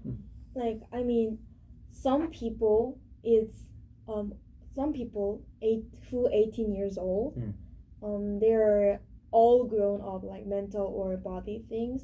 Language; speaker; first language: English; non-native, learner; Korean